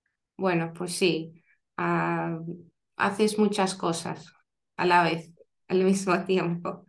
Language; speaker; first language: Spanish; non-native, fluent; Lithuanian